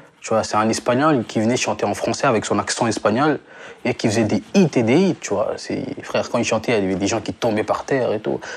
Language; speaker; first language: French; non-native, local second language; Lingala